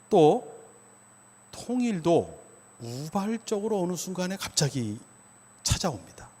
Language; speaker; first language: Korean; native; Korean